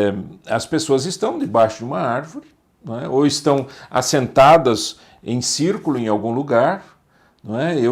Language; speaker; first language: Portuguese; native; Portuguese